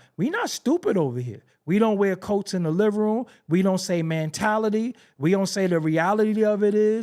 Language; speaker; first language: English; native; English